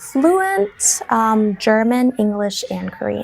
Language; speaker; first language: English; non-native, fluent; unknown